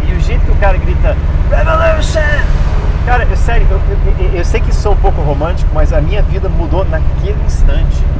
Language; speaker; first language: Portuguese; early bilingual, other home language; English